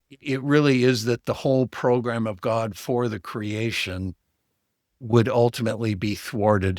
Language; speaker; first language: English; native; English